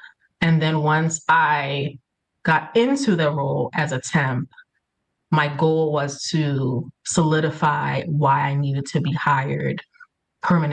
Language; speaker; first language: English; early bilingual, other home language; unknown